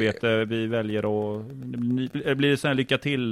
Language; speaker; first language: Swedish; native; Swedish